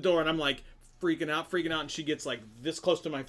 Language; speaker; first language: English; native; English